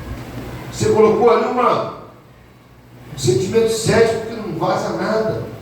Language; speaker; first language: Portuguese; native; Portuguese